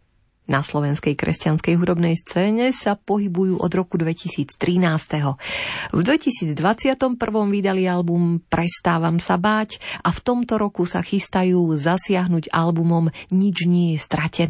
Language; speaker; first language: Slovak; native; Slovak